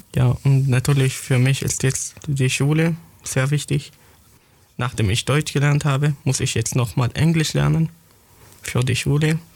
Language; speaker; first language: German; non-native, fluent; Arabic